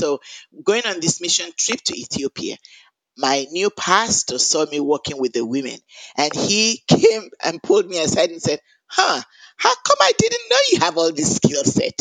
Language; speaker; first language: English; non-native, local second language; Yoruba